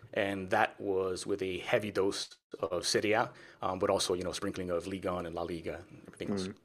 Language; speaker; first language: English; early bilingual, other home language; Spanish